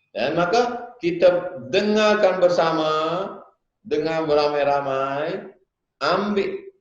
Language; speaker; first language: Malay; native; Malay